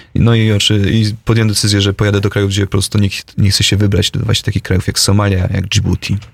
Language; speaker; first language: Polish; native; Polish